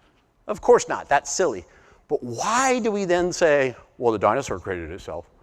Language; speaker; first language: English; native; English